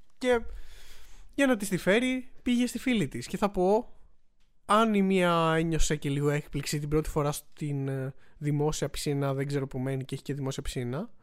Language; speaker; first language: Greek; native; Greek